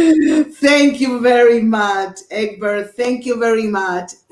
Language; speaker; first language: English; non-native, learner; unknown